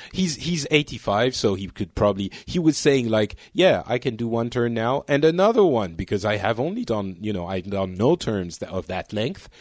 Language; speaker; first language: English; non-native, fluent; French